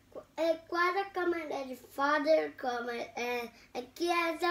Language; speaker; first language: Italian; early bilingual, other home language; Filipino